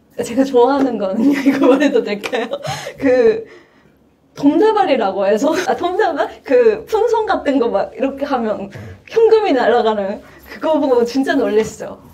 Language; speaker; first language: Korean; non-native, fluent; Japanese